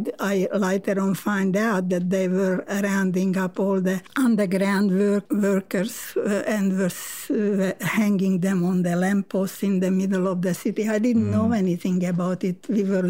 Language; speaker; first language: English; non-native, fluent; Slovak